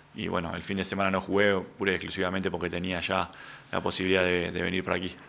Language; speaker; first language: Spanish; native; Spanish